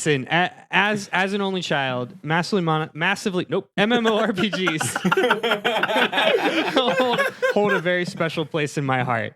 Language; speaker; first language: English; native; English